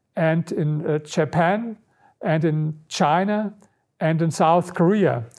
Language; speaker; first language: English; non-native, fluent; German